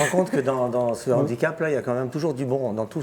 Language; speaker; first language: French; native; French